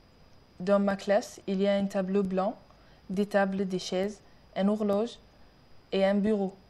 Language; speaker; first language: French; non-native, learner; Arabic